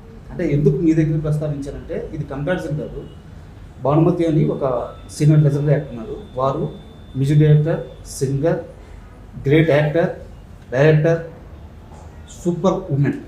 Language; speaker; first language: Telugu; native; Telugu